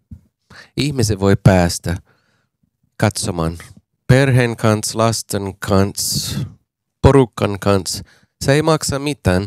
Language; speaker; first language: Finnish; non-native, fluent; English